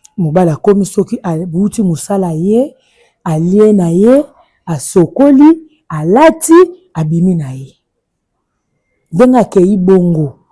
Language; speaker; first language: Lingala; native; Lingala